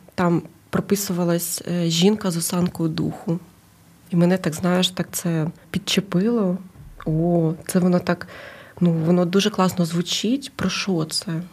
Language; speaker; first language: Ukrainian; native; Ukrainian